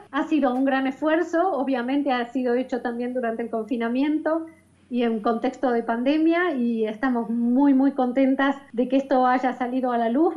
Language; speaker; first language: Spanish; native; Spanish